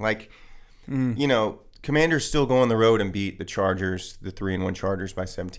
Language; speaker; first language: English; native; English